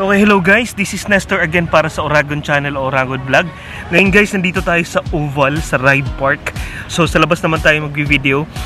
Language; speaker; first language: Filipino; non-native, local second language; Bikol